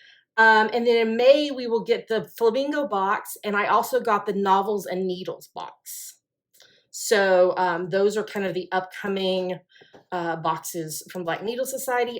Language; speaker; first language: English; native; English